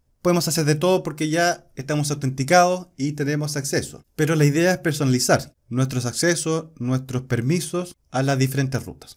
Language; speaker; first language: Spanish; native; Spanish